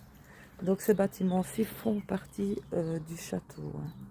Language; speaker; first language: French; native; French